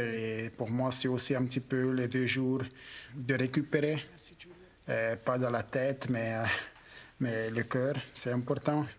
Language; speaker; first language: French; non-native, local second language; German